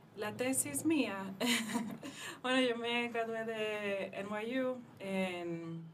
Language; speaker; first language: Spanish; early bilingual, heritage; Spanish